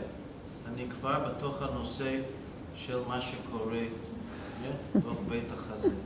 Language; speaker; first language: Hebrew; non-native, fluent; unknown